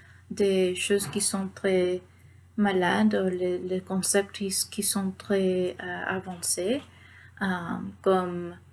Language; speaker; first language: French; non-native, learner; Spanish